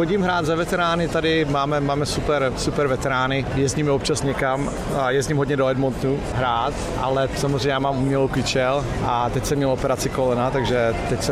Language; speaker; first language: Czech; native; Czech